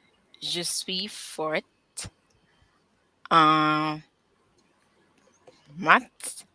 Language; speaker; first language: French; non-native, learner; English